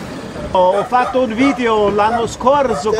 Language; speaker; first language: Italian; non-native, learner; German